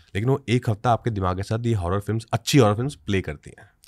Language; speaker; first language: Hindi; native; Hindi